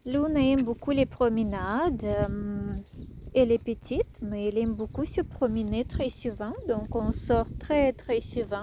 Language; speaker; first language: French; non-native, fluent; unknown